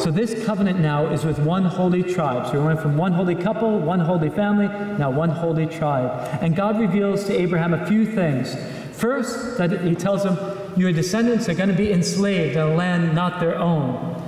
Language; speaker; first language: English; native; English